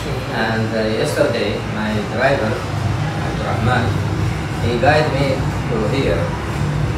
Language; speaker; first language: English; non-native, fluent; Arabic